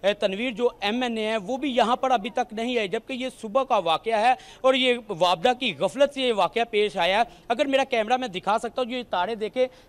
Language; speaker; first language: Urdu; non-native, local second language; Punjabi